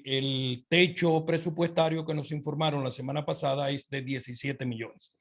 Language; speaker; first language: Spanish; native; Spanish